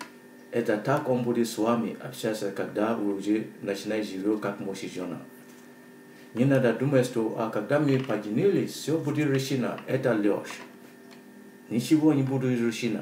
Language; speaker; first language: Russian; non-native, learner; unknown